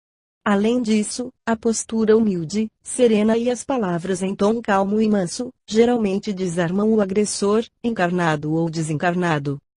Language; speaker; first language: Portuguese; native; Portuguese